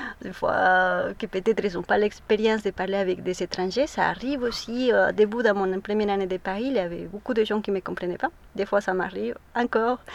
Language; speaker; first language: French; non-native, fluent; Spanish